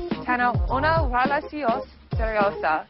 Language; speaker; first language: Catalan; non-native, learner; English